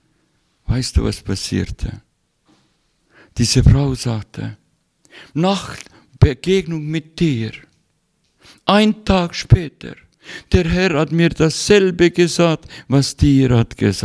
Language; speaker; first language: German; non-native, fluent; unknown